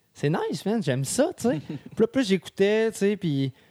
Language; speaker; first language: French; native; French